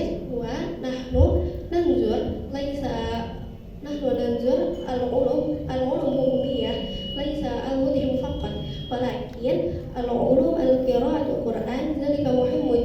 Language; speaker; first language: Arabic; non-native, learner; Indonesian